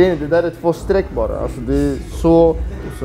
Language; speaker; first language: Swedish; early bilingual, other home language; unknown